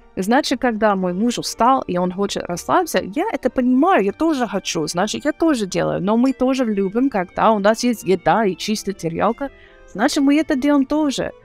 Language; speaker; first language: Russian; non-native, learner; English